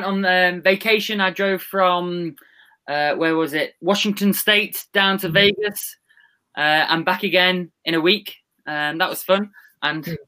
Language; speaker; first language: English; native; English